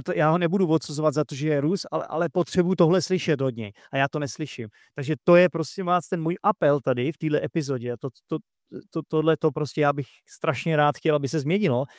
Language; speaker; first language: Czech; native; Czech